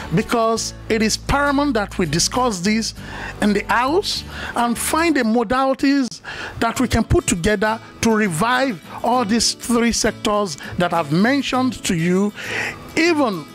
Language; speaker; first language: English; non-native, local second language; Yoruba